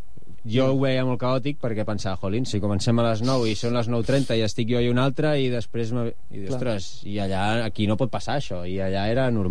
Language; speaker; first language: Catalan; native; Catalan